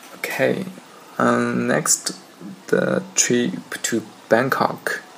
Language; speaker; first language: English; non-native, fluent; Chinese